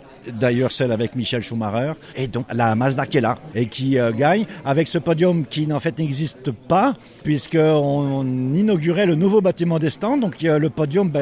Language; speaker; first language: French; native; French